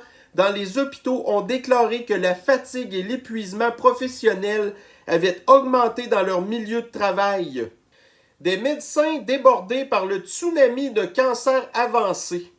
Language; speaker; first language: French; native; French